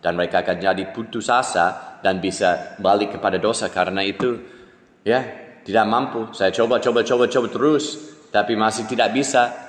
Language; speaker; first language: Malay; non-native, fluent; English